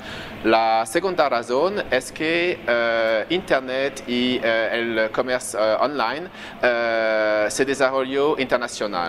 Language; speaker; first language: Spanish; non-native, fluent; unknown